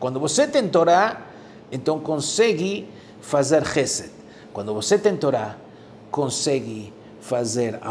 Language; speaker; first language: Portuguese; non-native, fluent; Spanish